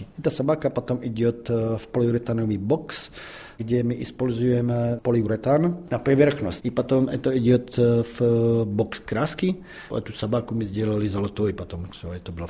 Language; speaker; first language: Russian; non-native, fluent; Czech